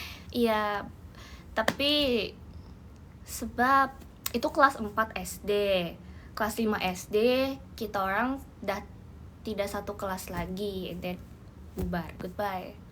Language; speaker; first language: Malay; non-native, learner; Indonesian